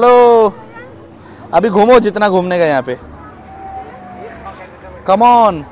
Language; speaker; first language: Hindi; native; Hindi